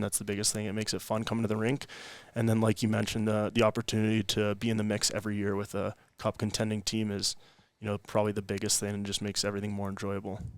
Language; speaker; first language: English; native; English